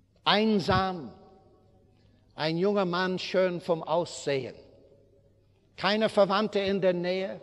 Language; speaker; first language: German; non-native, fluent; English